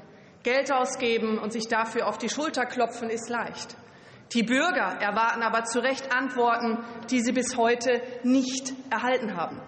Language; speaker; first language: German; native; German